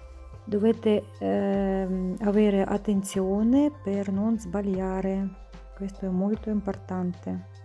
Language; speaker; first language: Italian; non-native, learner; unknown